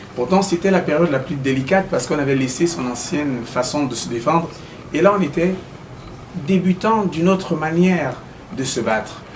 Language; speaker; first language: French; non-native, local second language; Basaa